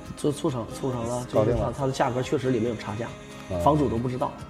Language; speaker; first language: Chinese; native; Chinese